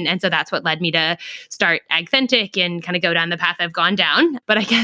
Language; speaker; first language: English; native; English